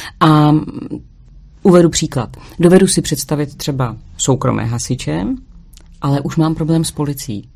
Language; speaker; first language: Czech; native; Czech